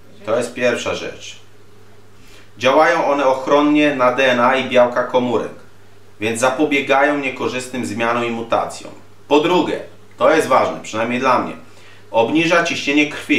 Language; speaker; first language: Polish; native; Polish